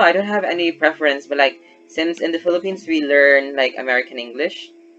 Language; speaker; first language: English; non-native, local second language; Filipino